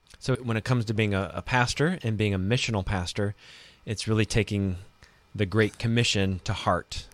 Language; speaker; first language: English; native; English